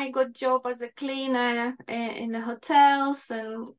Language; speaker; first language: English; non-native, fluent; Ukrainian